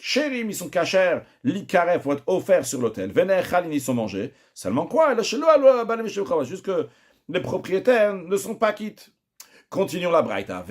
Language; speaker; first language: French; native; French